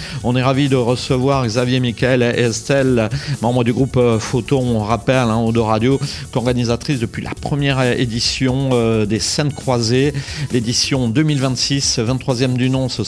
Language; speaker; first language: French; native; French